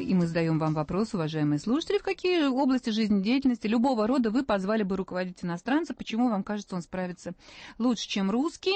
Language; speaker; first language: Russian; native; Russian